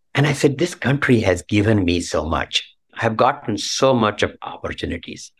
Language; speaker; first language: English; non-native, local second language; Marathi